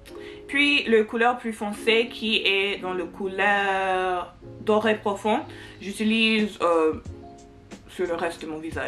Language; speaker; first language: French; non-native, learner; English